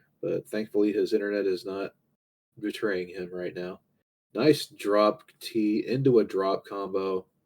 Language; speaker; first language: English; native; English